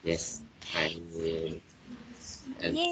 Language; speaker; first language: English; non-native, learner; Vietnamese